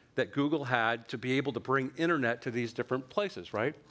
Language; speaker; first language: English; native; English